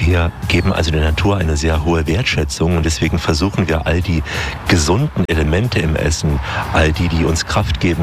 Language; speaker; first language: German; native; German